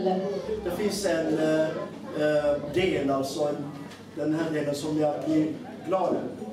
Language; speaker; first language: Swedish; non-native, fluent; Amharic